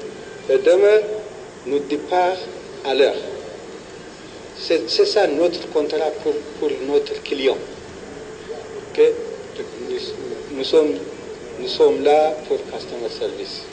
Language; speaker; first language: French; non-native, fluent; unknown